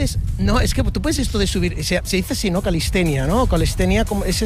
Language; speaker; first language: Spanish; native; Spanish